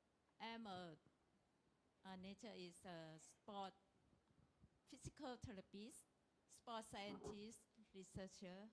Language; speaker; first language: English; non-native, learner; Thai